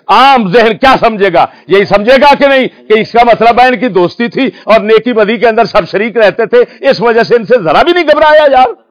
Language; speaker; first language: Urdu; native; Urdu